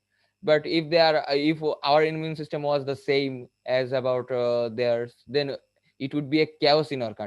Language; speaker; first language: English; non-native, local second language; Bangla